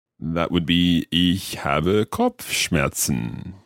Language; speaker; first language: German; non-native, learner; English